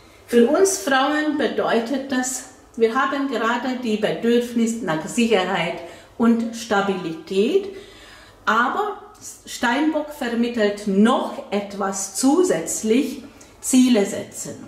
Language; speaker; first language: German; non-native, fluent; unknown